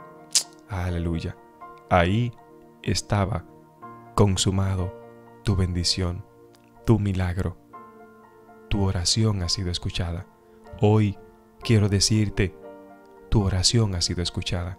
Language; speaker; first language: Spanish; native; Spanish